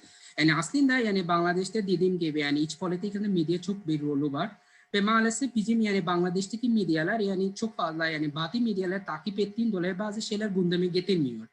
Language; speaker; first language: Turkish; non-native, learner; Bangla